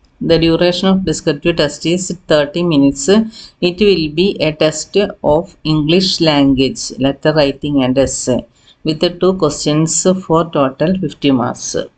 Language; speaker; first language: English; non-native, local second language; Malayalam